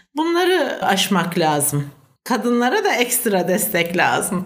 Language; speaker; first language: Turkish; native; Turkish